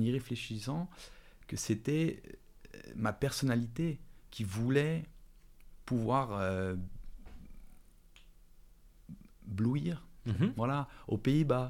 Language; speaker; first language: French; early bilingual, other home language; Dutch